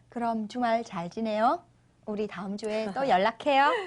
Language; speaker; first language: Korean; non-native, fluent; Vietnamese